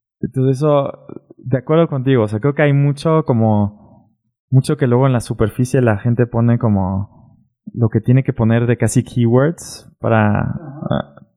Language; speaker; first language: Spanish; early bilingual, heritage; German